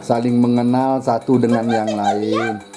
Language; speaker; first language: Indonesian; native; Indonesian